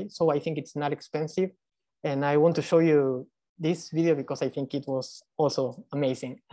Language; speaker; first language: English; non-native, fluent; Spanish